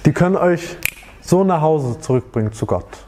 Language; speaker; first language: German; native; German